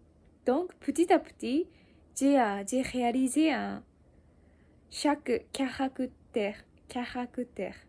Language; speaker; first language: French; non-native, learner; Japanese